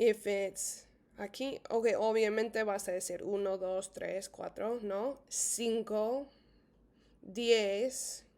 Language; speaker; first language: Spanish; non-native, fluent; English